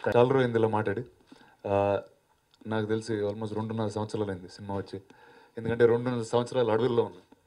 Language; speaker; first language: Telugu; native; Telugu